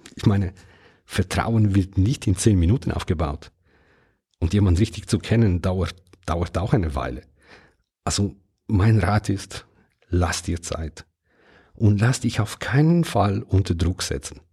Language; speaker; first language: German; non-native, fluent; Italian